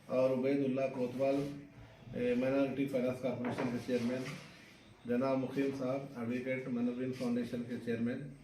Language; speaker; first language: Hindi; non-native, local second language; Urdu